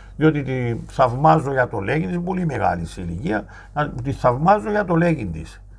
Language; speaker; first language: Greek; native; Greek